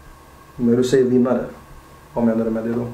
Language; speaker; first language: Swedish; native; Swedish